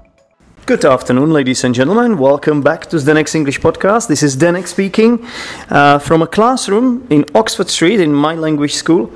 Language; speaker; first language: English; non-native, fluent; Czech